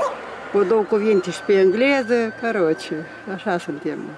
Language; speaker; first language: Romanian; non-native, learner; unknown